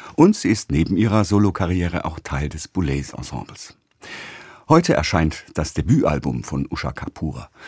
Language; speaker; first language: German; native; German